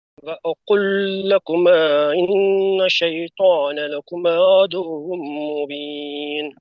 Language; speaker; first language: Arabic; non-native, learner; Urdu